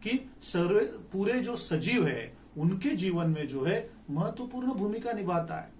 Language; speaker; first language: Hindi; non-native, local second language; Marathi